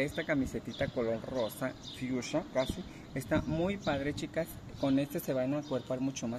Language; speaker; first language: Spanish; native; Spanish